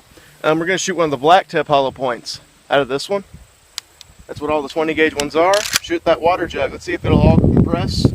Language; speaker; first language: English; native; English